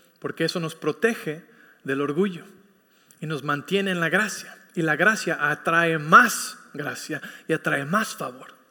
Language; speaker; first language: Spanish; early bilingual, heritage; Spanish